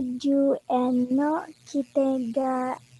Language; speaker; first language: Japanese; non-native, learner; Filipino